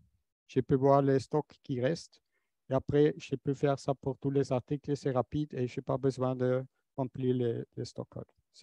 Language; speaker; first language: French; non-native, fluent; English